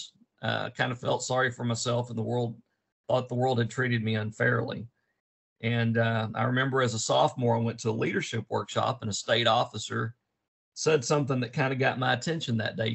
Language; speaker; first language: English; native; English